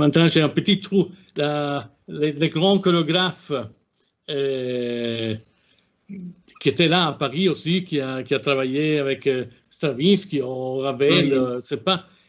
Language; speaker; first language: French; non-native, fluent; Italian